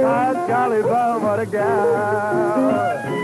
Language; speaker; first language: English; native; English